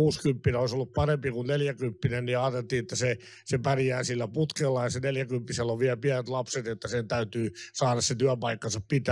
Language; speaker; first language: Finnish; native; Finnish